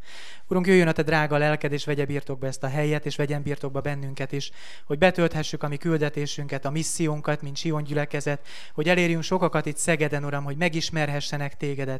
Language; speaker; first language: Hungarian; native; Hungarian